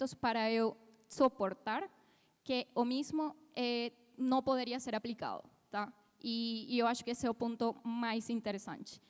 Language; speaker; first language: Portuguese; non-native, fluent; Spanish